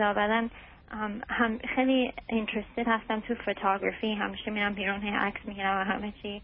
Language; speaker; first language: Persian; early bilingual, heritage; Persian